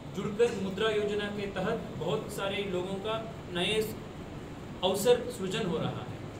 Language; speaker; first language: Hindi; non-native, local second language; Kannada